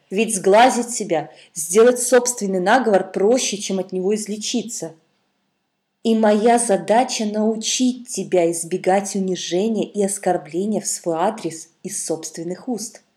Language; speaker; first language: Russian; native; Russian